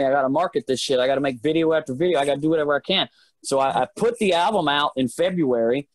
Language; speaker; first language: English; native; English